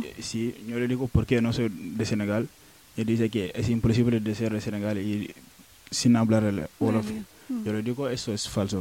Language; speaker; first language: Spanish; non-native, learner; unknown